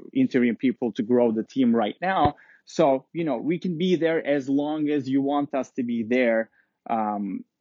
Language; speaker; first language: English; non-native, fluent; Turkish